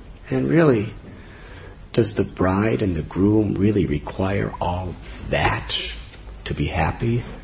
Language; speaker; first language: English; native; English